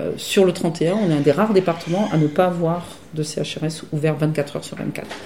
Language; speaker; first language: French; native; French